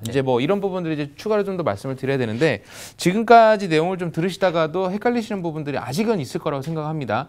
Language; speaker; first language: Korean; native; Korean